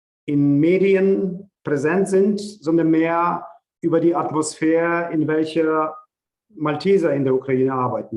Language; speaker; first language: German; non-native, fluent; Ukrainian